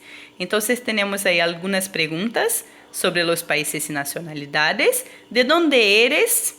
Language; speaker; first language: Spanish; non-native, fluent; Portuguese